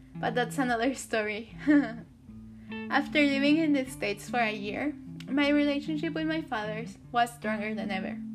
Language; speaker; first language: English; early bilingual, other home language; Spanish